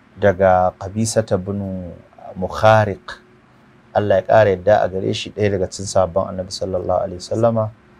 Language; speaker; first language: Hausa; native; Hausa